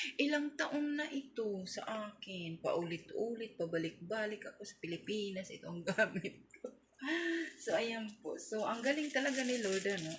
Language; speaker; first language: Filipino; non-native, local second language; Waray